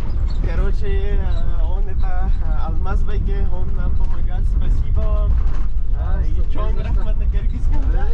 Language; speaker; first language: Russian; non-native, learner; Urdu